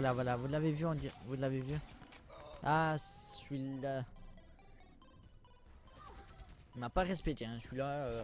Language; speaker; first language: French; native; French